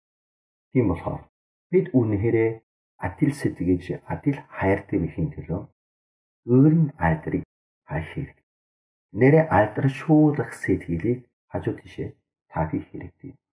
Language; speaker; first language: Mongolian; non-native, fluent; Korean